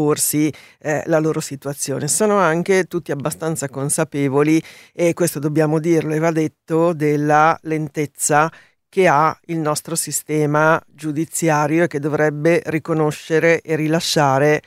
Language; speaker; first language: Italian; native; Italian